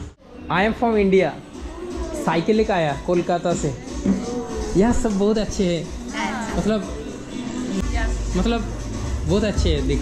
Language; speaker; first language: Hindi; non-native, local second language; Bangla